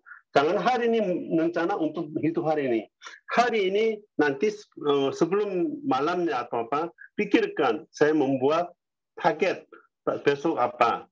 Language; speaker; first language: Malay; non-native, learner; Korean